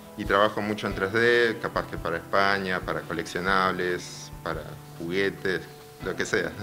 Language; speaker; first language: Spanish; early bilingual, other home language; Russian